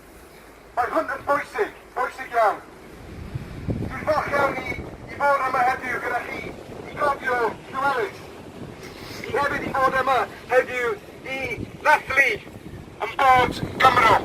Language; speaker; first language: Welsh; non-native, learner; English